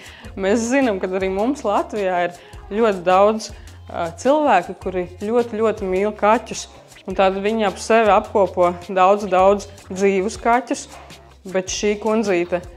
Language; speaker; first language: Latvian; native; Latvian